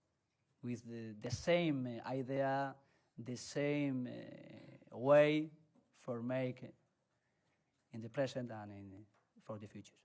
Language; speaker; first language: English; non-native, learner; Spanish